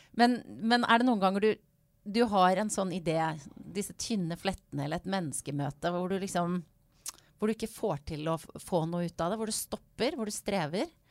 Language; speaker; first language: Norwegian; native; Norwegian